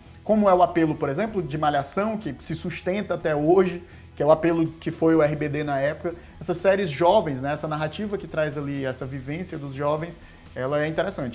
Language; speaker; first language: Portuguese; native; Portuguese